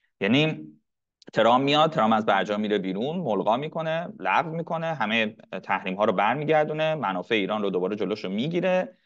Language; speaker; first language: Persian; non-native, local second language; Arabic